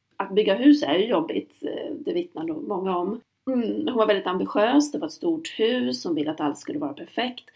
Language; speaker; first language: Swedish; native; Swedish